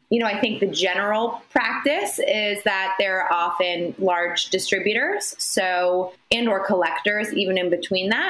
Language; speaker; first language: English; native; English